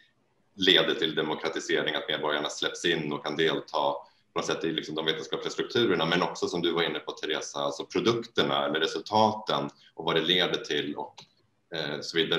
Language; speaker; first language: Swedish; native; Swedish